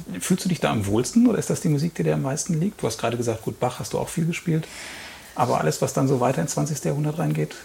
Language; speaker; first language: German; native; German